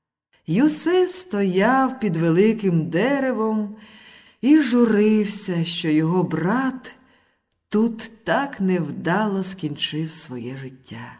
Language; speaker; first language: Ukrainian; native; Ukrainian